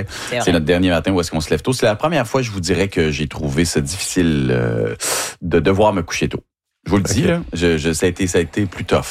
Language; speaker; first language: French; native; French